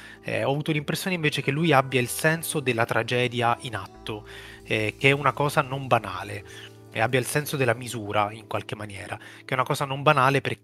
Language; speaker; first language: Italian; native; Italian